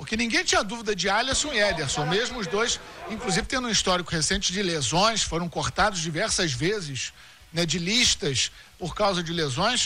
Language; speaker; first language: Portuguese; native; Portuguese